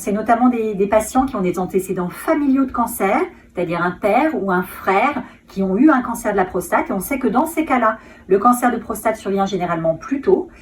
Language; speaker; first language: French; native; French